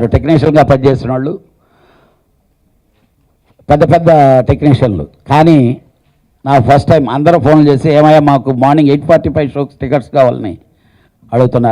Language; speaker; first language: Telugu; native; Telugu